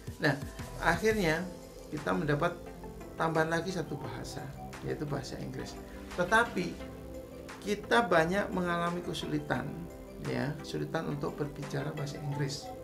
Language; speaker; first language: Indonesian; non-native, local second language; Javanese